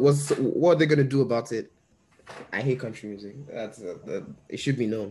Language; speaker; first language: English; non-native, local second language; Yoruba